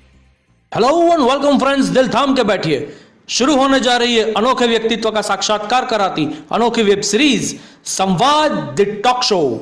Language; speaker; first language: Hindi; non-native, local second language; Gujarati